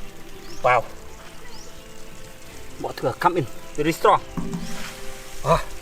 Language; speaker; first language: English; non-native, learner; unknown